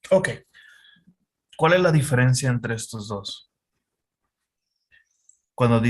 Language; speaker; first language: Spanish; non-native, fluent; English